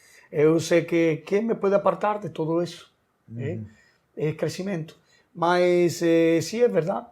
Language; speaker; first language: Portuguese; non-native, learner; Spanish